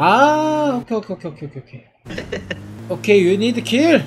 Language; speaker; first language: English; non-native, learner; Korean